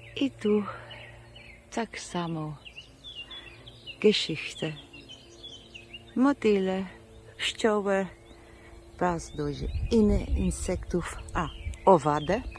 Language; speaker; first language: Polish; non-native, learner; Dutch